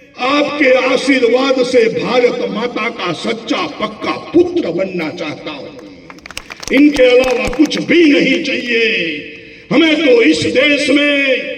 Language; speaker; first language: Hindi; non-native, local second language; Gujarati